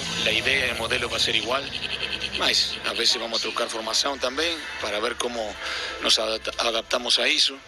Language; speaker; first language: Portuguese; non-native, fluent; Spanish